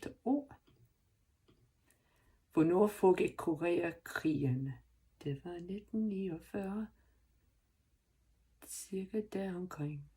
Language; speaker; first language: Danish; non-native, learner; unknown